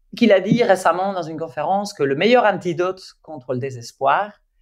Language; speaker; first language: French; non-native, fluent; Spanish